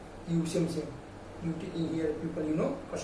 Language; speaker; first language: English; non-native, learner; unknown